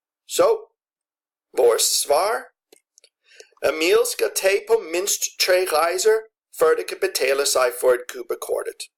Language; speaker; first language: Danish; non-native, fluent; English